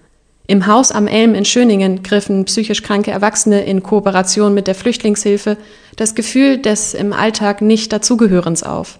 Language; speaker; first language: German; native; German